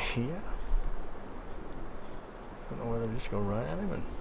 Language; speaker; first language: English; native; English